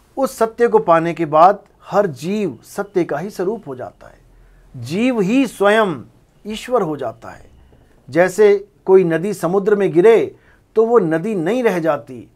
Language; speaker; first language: Hindi; non-native, local second language; Punjabi